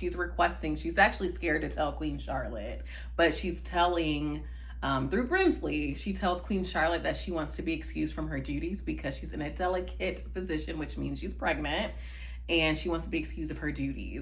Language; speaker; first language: English; native; English